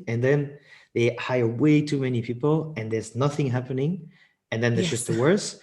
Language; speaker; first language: English; non-native, fluent; French